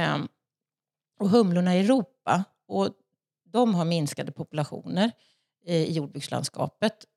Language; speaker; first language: Swedish; native; Swedish